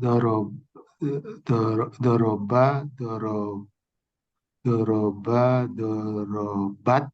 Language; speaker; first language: Arabic; non-native, learner; Indonesian